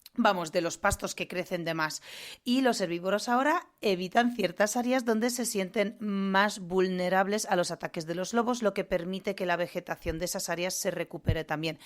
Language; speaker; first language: Spanish; non-native, fluent; Polish